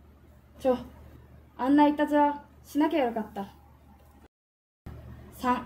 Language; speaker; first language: Japanese; native; Japanese